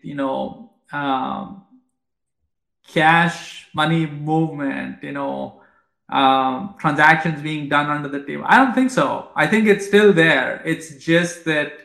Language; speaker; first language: English; non-native, local second language; Hindi